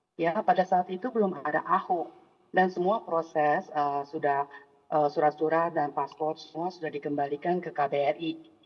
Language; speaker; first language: Indonesian; native; Indonesian